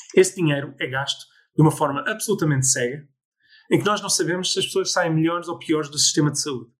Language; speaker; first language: Portuguese; early bilingual, other home language; English